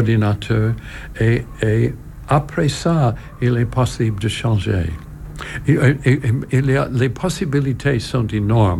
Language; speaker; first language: French; non-native, learner; English